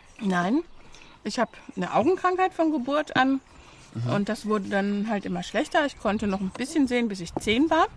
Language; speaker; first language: German; native; German